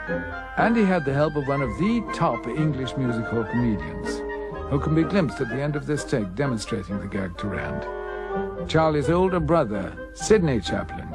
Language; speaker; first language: English; native; English